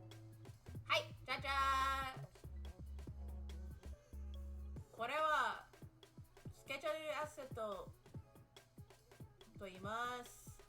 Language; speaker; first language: Japanese; non-native, learner; English